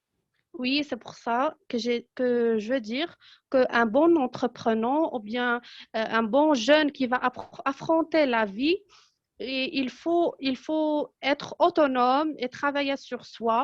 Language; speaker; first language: French; non-native, local second language; Arabic